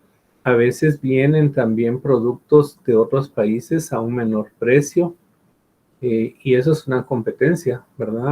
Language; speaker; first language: Spanish; native; Spanish